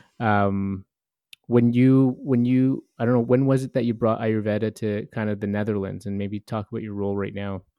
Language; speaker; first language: English; native; English